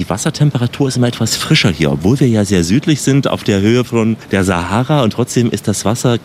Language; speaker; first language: German; native; German